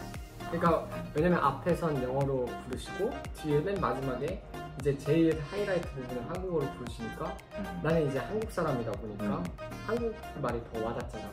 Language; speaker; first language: Korean; native; Korean